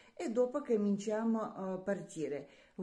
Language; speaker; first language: Italian; non-native, learner; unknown